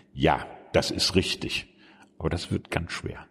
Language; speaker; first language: German; native; German